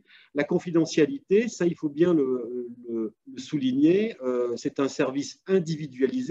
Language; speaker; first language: French; native; French